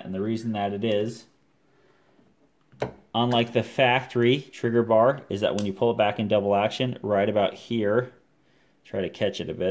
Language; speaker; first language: English; native; English